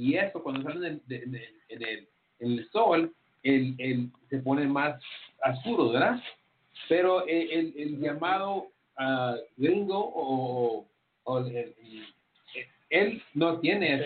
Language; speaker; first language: Spanish; early bilingual, heritage; Spanish